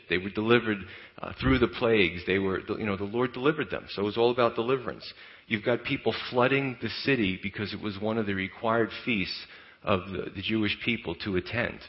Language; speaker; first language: English; native; English